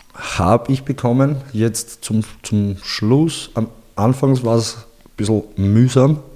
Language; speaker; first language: German; early bilingual, other home language; Bosnian